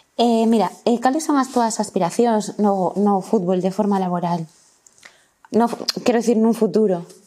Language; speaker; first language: Galician; non-native, local second language; Spanish